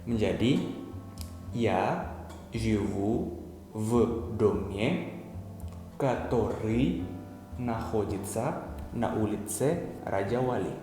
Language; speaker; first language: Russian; non-native, fluent; Indonesian